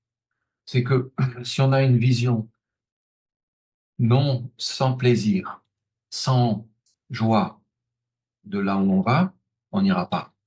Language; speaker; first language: French; native; French